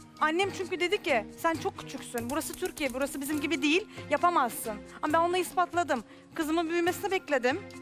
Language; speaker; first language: Turkish; non-native, fluent; Russian